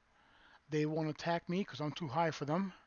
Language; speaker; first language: English; native; English